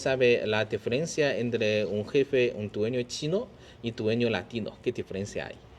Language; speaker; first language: Spanish; non-native, learner; Chinese